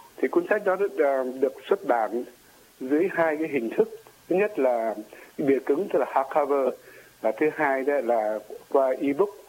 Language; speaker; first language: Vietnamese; native; Vietnamese